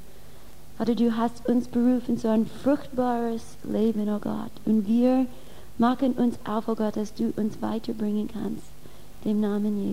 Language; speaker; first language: German; non-native, fluent; English